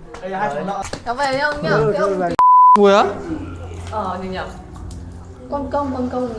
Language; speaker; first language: Korean; non-native, learner; Vietnamese